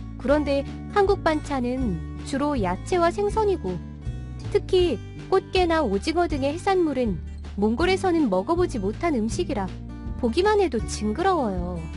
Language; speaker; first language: Korean; non-native, fluent; Mongolian